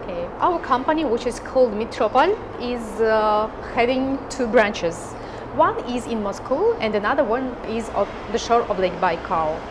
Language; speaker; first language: English; non-native, fluent; Russian